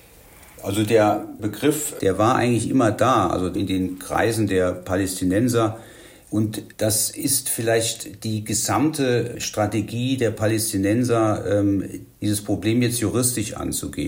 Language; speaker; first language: German; native; German